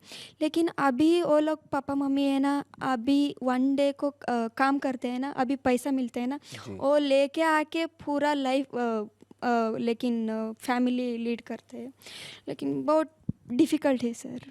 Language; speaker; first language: Hindi; non-native, local second language; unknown